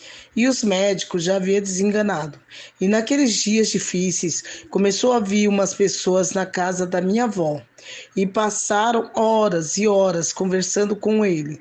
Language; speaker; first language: Portuguese; native; Portuguese